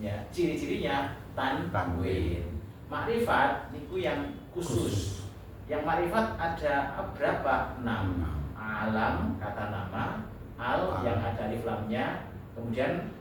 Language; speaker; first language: Indonesian; native; Indonesian